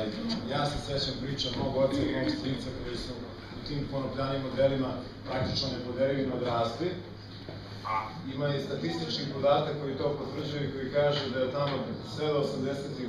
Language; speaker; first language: Serbian; native; Serbian